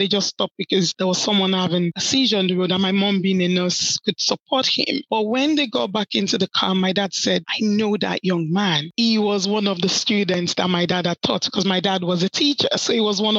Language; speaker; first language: English; non-native, local second language; Yoruba